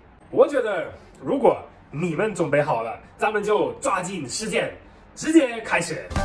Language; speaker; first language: Chinese; non-native, fluent; German